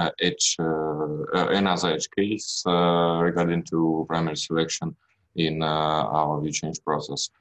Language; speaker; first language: English; non-native, learner; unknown